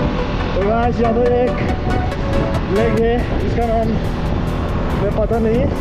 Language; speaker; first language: Hindi; non-native, local second language; Bodo